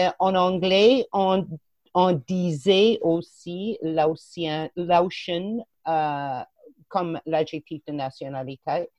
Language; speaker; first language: French; non-native, fluent; English